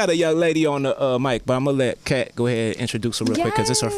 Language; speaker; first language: English; native; English